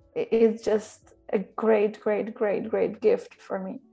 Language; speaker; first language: English; non-native, fluent; Italian